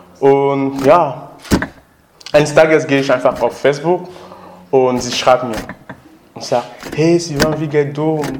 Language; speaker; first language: German; non-native, learner; French